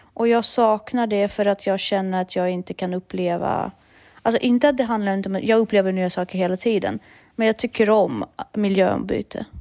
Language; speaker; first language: Swedish; early bilingual, other home language; Russian